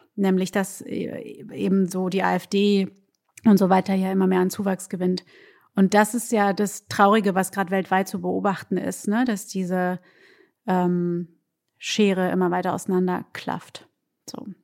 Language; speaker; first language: German; early bilingual, other home language; Portuguese